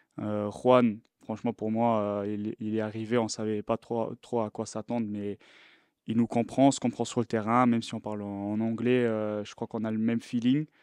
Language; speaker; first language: French; non-native, local second language; Luxembourgish